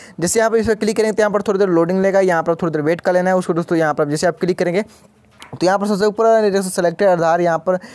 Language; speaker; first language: Hindi; native; Hindi